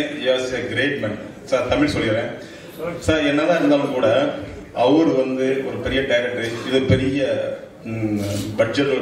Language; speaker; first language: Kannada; non-native, learner; Tamil